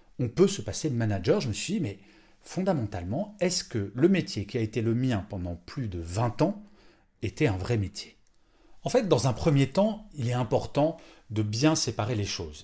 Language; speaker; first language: French; native; French